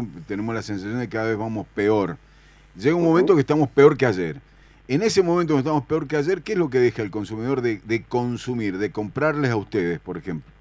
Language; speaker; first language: Spanish; native; Spanish